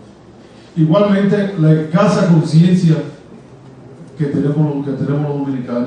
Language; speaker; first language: Spanish; native; Spanish